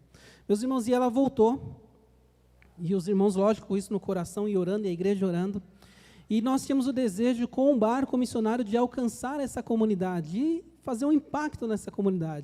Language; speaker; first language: Portuguese; native; Portuguese